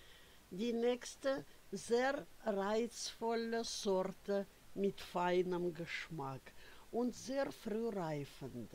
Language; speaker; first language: German; non-native, fluent; Russian